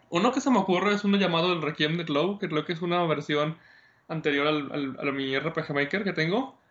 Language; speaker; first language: Spanish; native; Spanish